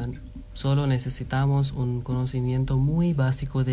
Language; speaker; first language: Spanish; non-native, fluent; Hindi